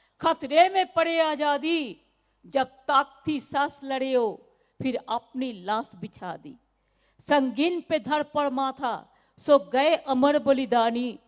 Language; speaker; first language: Hindi; non-native, local second language; Bangla